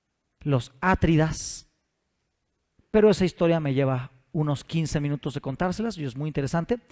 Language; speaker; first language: Spanish; native; Spanish